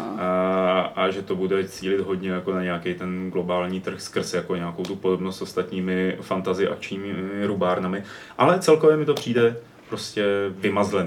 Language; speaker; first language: Czech; native; Czech